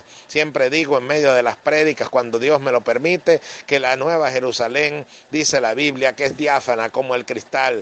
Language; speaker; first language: Spanish; native; Spanish